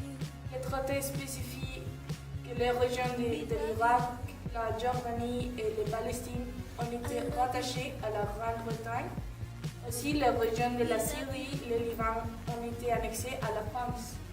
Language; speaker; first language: French; non-native, learner; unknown